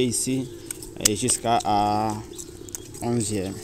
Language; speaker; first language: French; non-native, learner; Rundi